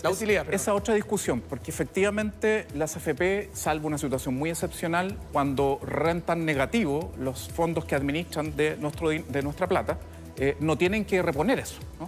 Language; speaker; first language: Spanish; native; Spanish